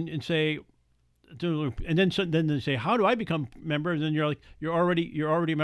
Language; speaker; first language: English; native; English